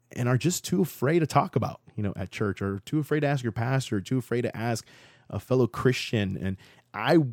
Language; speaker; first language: English; native; English